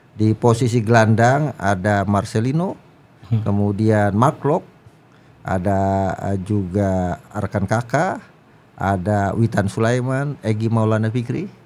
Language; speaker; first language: Indonesian; native; Indonesian